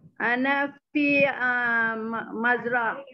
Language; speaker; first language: Arabic; non-native, learner; Malay